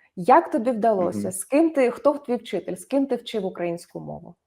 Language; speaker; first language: Ukrainian; native; Ukrainian